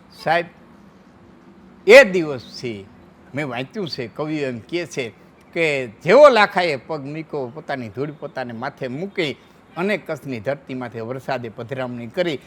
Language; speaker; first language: Gujarati; non-native, local second language; Kachhi